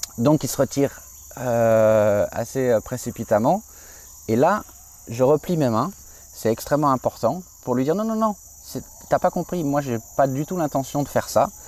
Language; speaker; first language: French; native; French